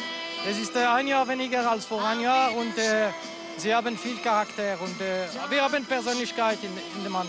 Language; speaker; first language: German; non-native, local second language; French